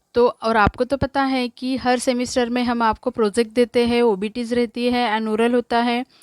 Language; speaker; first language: Hindi; non-native, local second language; Marathi